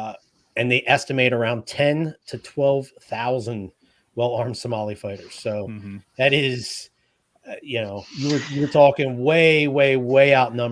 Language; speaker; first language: English; native; English